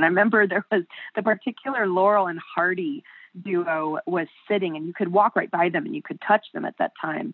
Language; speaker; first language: English; native; English